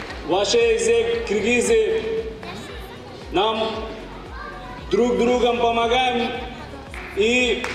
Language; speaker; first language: Russian; non-native, learner; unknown